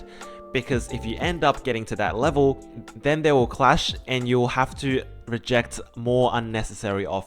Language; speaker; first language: English; early bilingual, other home language; Chinese